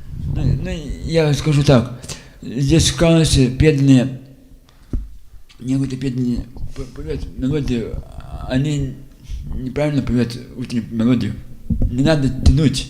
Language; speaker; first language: Russian; non-native, local second language; Lithuanian